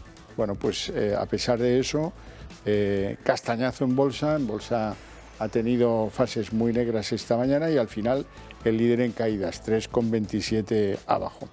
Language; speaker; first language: Spanish; native; Spanish